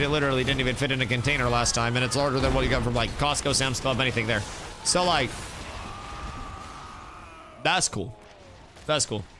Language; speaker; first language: English; native; English